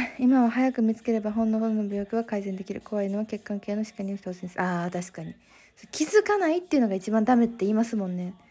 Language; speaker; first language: Japanese; native; Japanese